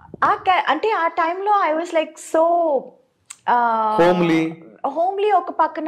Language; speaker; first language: Telugu; non-native, local second language; Tamil